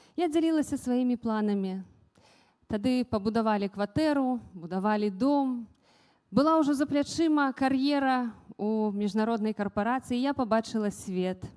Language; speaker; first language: Belarusian; native; Belarusian